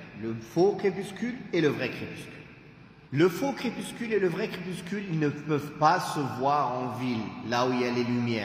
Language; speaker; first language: French; native; French